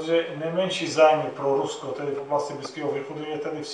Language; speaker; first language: Czech; non-native, fluent; Arabic